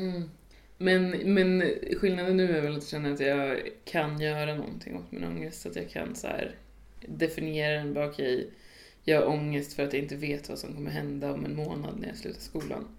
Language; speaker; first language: Swedish; native; Swedish